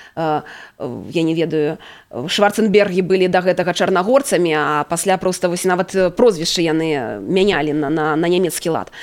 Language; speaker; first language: Belarusian; native; Belarusian